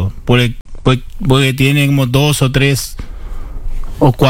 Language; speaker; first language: Spanish; non-native, learner; Chinese